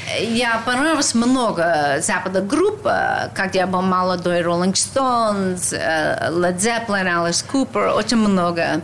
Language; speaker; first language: Russian; non-native, learner; English